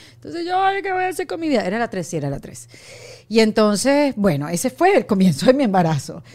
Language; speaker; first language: Spanish; native; Spanish